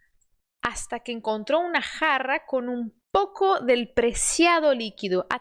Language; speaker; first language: Spanish; non-native, fluent; Portuguese